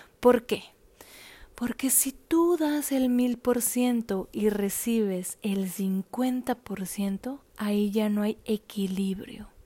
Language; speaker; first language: Spanish; native; Spanish